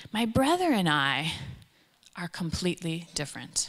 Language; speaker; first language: English; native; English